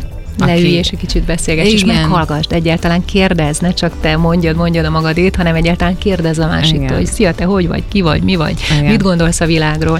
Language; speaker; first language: Hungarian; native; Hungarian